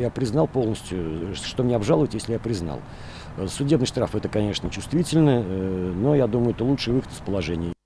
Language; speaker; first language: Russian; native; Russian